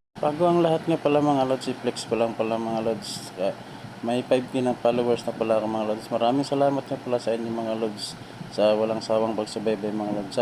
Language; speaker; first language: Filipino; non-native, local second language; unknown